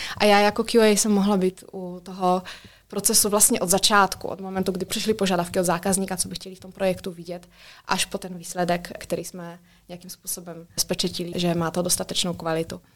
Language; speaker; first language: Czech; non-native, fluent; Polish